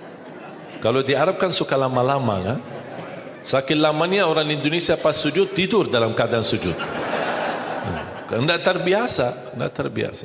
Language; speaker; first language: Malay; non-native, fluent; Arabic